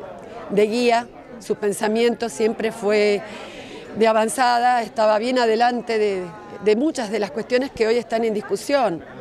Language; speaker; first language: Spanish; native; Spanish